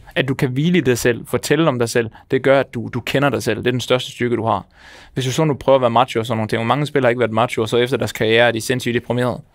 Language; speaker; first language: Danish; native; Danish